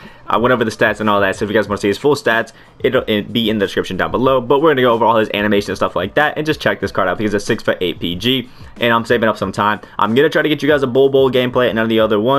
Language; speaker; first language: English; native; English